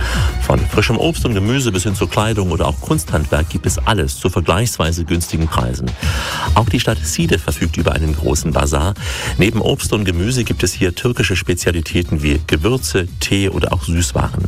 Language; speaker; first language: German; native; German